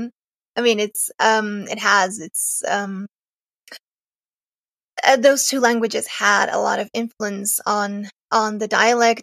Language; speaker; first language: English; non-native, fluent; Serbian